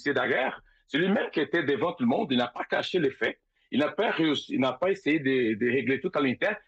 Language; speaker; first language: French; non-native, fluent; Portuguese